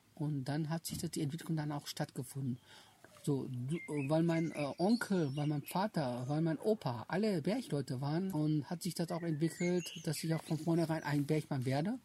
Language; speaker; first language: German; early bilingual, other home language; Turkish